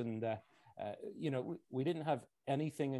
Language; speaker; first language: English; native; English